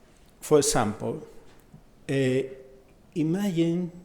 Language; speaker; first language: English; non-native, fluent; Spanish